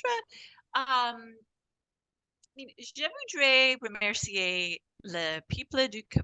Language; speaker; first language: French; non-native, fluent; English